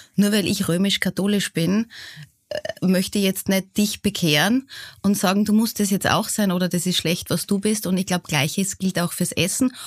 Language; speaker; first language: German; native; German